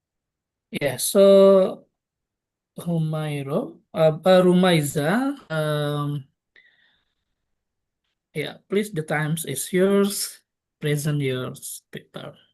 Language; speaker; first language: English; non-native, local second language; Indonesian